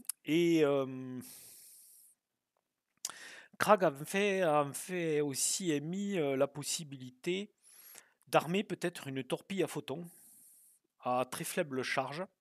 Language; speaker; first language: French; native; French